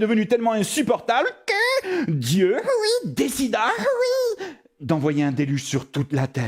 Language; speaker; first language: French; native; French